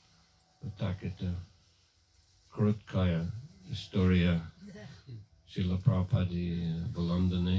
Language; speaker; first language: Russian; non-native, fluent; English